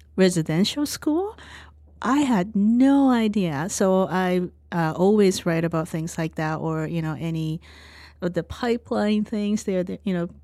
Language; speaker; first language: English; non-native, fluent; Japanese